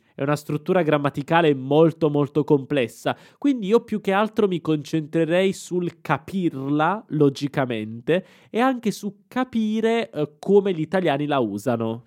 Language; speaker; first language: Italian; native; Italian